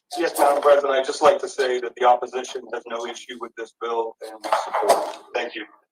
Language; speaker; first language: English; native; English